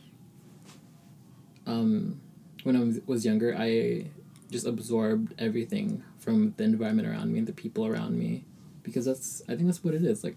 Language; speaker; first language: English; early bilingual, other home language; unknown